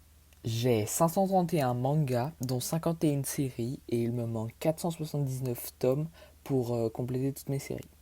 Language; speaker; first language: French; native; French